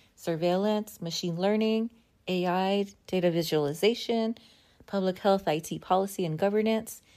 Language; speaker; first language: English; native; English